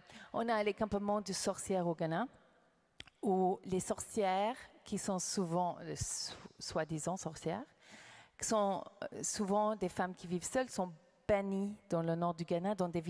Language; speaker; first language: French; non-native, fluent; English